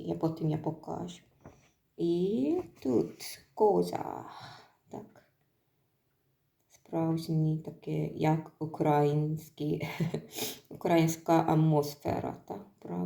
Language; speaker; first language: Ukrainian; non-native, learner; Korean